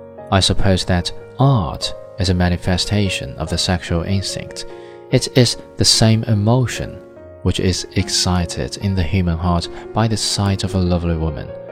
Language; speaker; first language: English; non-native, fluent; Chinese